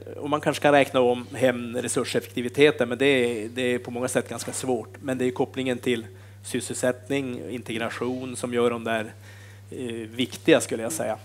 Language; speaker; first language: Swedish; native; Swedish